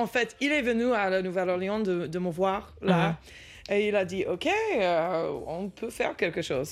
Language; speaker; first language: French; non-native, learner; English